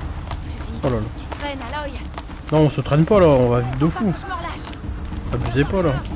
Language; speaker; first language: French; native; French